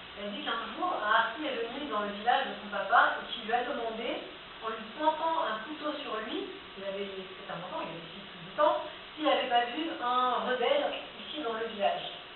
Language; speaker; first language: French; native; French